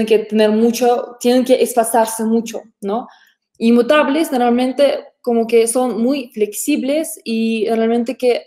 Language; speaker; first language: Spanish; non-native, fluent; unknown